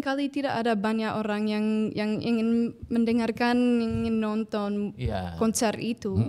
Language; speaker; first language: Indonesian; non-native, fluent; English